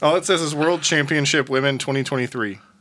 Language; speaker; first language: English; native; English